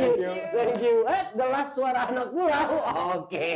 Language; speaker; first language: English; non-native, learner; Indonesian